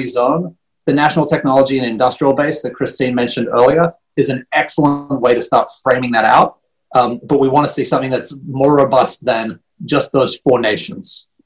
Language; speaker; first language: English; native; English